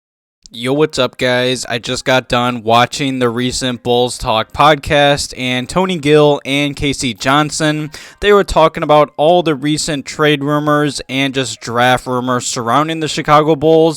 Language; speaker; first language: English; native; English